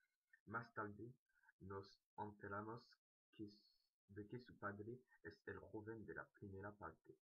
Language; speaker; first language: Spanish; non-native, learner; French